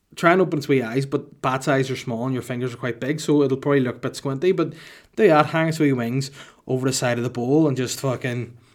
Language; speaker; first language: English; native; English